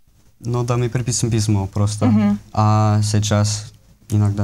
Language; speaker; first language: Russian; non-native, learner; English